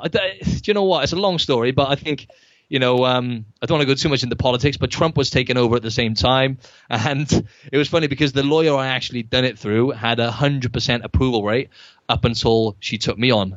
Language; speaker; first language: English; native; English